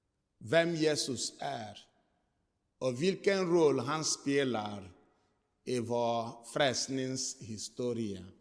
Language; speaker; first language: Swedish; non-native, fluent; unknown